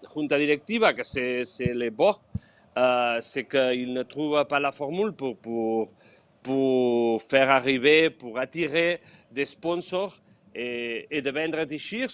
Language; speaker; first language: French; non-native, fluent; Spanish